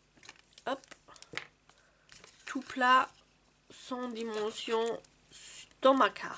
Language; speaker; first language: French; non-native, fluent; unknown